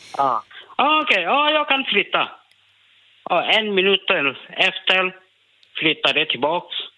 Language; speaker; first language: Swedish; non-native, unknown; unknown